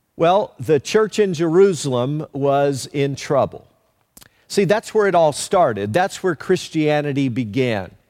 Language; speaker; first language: English; native; English